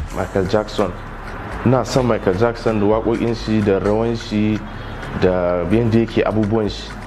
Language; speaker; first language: Hausa; native; Hausa